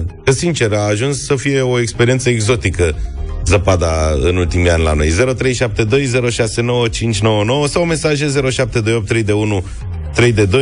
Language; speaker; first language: Romanian; native; Romanian